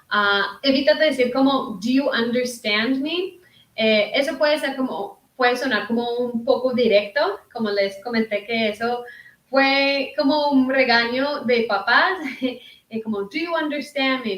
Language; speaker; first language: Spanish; early bilingual, heritage; Spanish